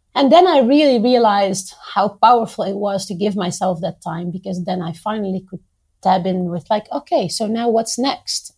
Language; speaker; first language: English; non-native, fluent; Dutch